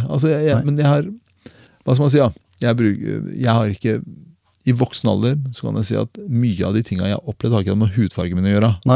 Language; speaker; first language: Norwegian; early bilingual, other home language; Persian